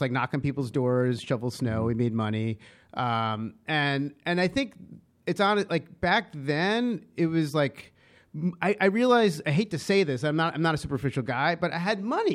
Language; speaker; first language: English; native; English